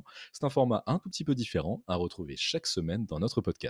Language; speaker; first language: French; native; French